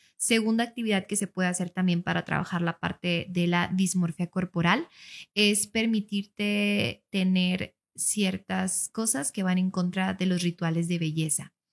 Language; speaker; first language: Spanish; native; Spanish